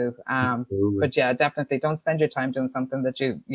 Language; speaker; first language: English; native; English